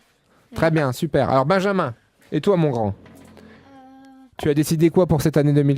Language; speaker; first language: French; native; French